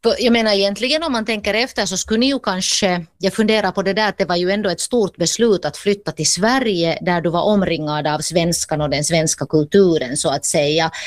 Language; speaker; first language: Swedish; native; Swedish